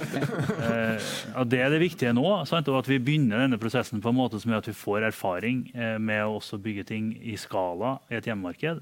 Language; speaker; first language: Norwegian; native; Norwegian